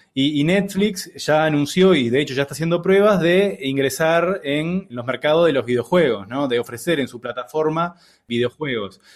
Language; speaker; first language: Spanish; native; Spanish